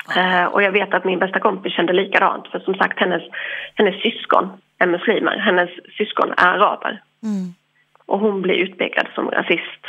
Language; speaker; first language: Swedish; early bilingual, other home language; English